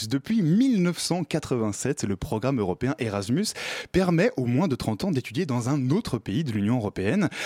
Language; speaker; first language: French; native; French